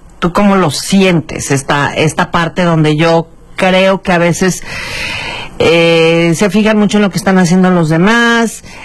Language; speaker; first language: Spanish; native; Spanish